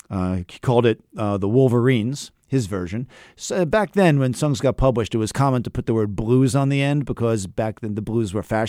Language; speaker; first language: English; native; English